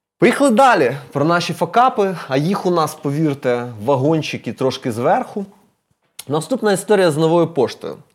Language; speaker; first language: Ukrainian; non-native, local second language; Russian